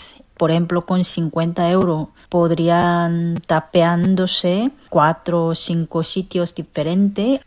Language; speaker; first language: Spanish; non-native, fluent; Korean